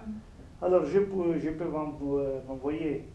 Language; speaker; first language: French; non-native, fluent; Italian